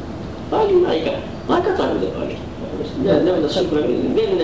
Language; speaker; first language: Greek; non-native, local second language; Turkish